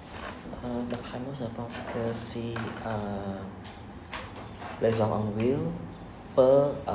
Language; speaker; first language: French; non-native, learner; Khmer